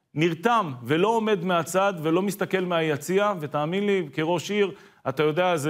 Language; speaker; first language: Hebrew; native; Hebrew